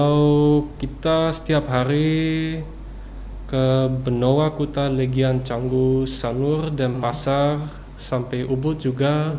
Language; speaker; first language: Indonesian; early bilingual, other home language; English